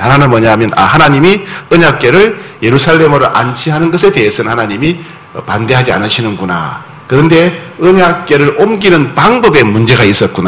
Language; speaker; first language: Korean; native; Korean